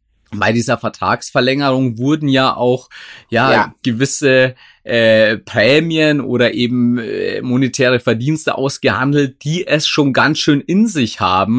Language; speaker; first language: German; native; German